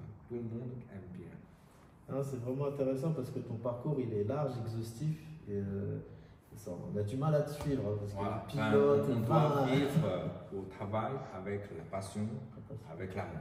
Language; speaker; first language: French; non-native, learner; Chinese